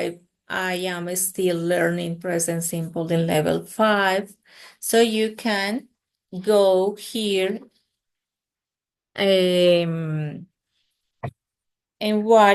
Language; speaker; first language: English; non-native, fluent; Spanish